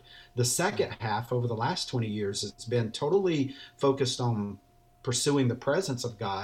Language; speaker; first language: English; native; English